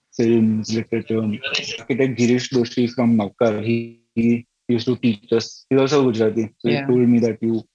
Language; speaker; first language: English; non-native, local second language; Gujarati